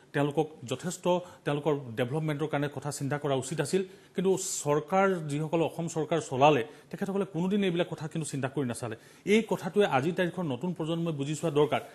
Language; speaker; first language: Assamese; non-native, local second language; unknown